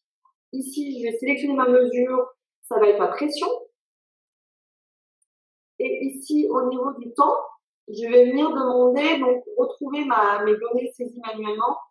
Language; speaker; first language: French; native; French